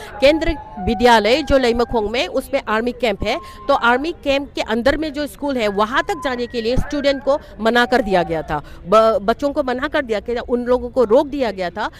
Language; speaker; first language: Hindi; non-native, local second language; Manipuri